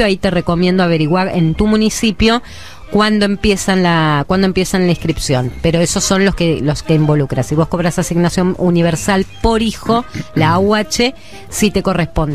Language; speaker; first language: Spanish; native; Spanish